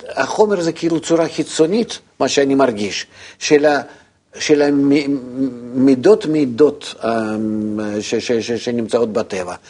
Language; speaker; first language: Hebrew; non-native, fluent; Russian